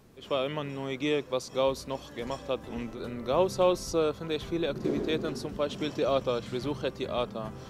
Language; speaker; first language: German; non-native, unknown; Arabic